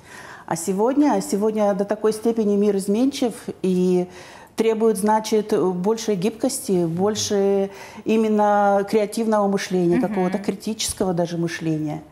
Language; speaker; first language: Russian; native; Russian